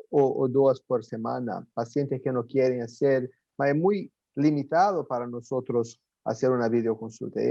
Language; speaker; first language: Spanish; non-native, fluent; Portuguese